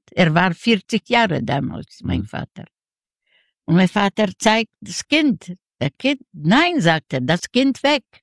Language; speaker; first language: German; non-native, learner; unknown